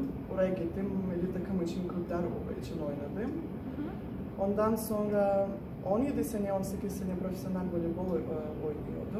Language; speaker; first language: Turkish; non-native, fluent; Russian